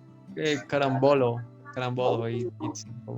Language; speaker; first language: English; non-native, fluent; Spanish